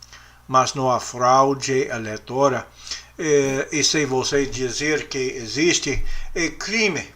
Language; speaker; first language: Portuguese; non-native, learner; English